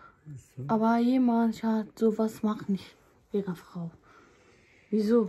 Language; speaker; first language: German; non-native, learner; Somali